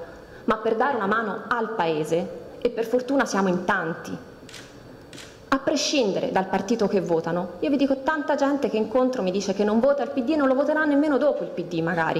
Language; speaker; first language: Italian; native; Italian